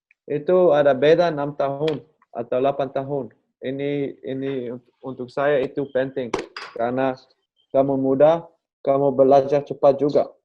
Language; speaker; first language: Indonesian; non-native, learner; Dutch